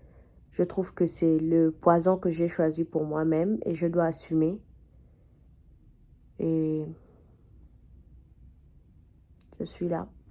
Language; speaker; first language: French; non-native, fluent; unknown